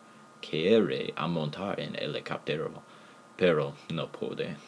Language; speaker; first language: Spanish; non-native, learner; English